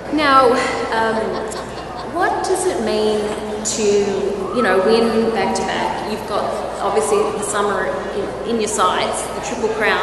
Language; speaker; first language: English; native; English